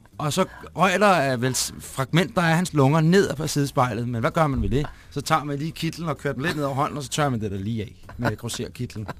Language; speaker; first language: Danish; native; Danish